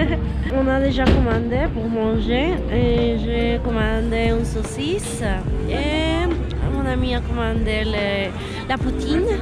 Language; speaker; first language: French; non-native, learner; Spanish